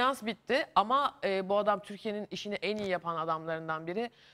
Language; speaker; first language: Turkish; native; Turkish